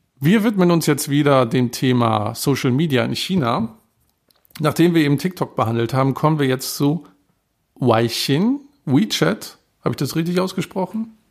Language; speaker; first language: German; native; German